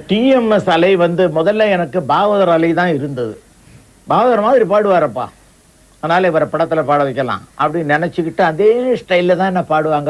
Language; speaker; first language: Tamil; non-native, local second language; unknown